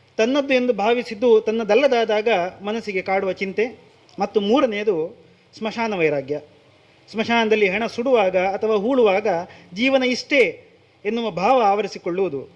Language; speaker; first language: Kannada; non-native, local second language; Konkani